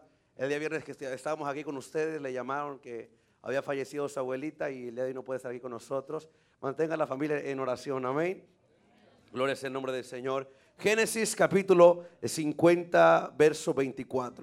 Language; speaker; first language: Spanish; native; Spanish